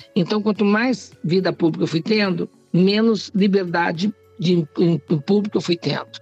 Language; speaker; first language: Portuguese; native; Portuguese